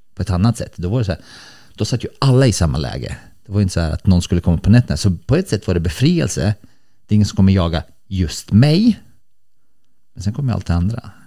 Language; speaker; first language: Swedish; early bilingual, other home language; Bosnian